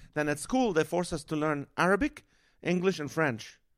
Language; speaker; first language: English; non-native, fluent; Arabic